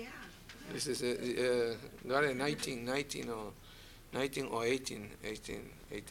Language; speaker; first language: English; non-native, learner; Spanish